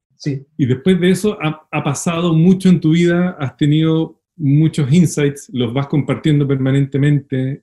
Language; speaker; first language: Spanish; native; Spanish